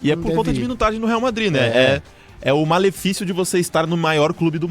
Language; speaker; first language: Portuguese; native; Portuguese